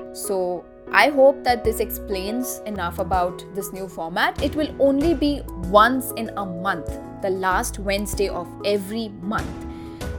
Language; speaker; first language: English; non-native, local second language; Marathi